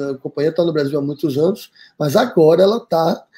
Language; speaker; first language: Portuguese; native; Portuguese